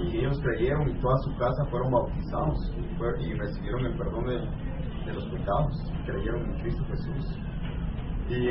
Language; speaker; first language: Spanish; native; Spanish